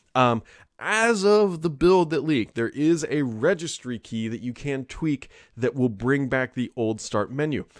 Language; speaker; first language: English; native; English